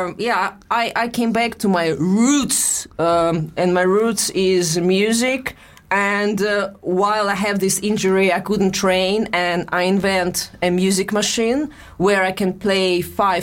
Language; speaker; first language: English; non-native, fluent; Russian